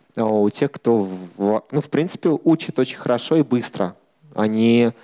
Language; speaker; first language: Russian; native; Russian